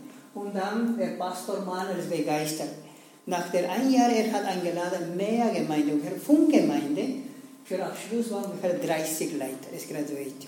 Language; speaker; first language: German; non-native, learner; Spanish